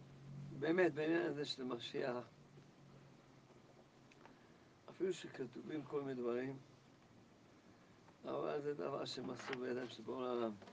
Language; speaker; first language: Hebrew; early bilingual, other home language; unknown